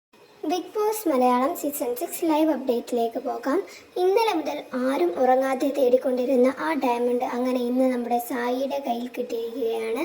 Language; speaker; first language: Malayalam; native; Malayalam